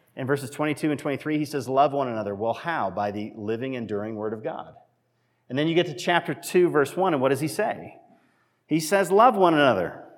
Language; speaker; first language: English; native; English